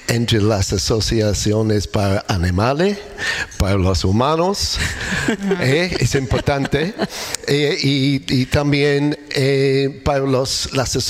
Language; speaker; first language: Spanish; non-native, learner; English